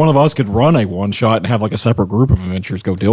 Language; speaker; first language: English; native; English